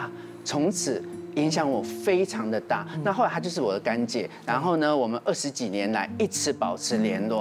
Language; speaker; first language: Chinese; native; Chinese